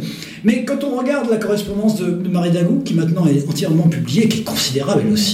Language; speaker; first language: French; native; French